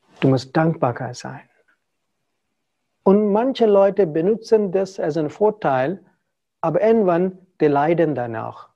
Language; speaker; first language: German; non-native, fluent; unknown